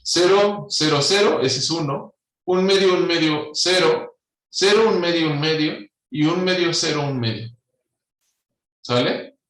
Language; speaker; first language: Spanish; native; Spanish